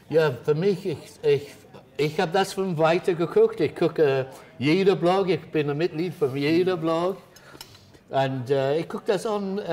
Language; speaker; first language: German; non-native, learner; English